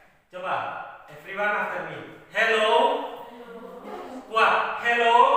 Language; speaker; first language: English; non-native, learner; Indonesian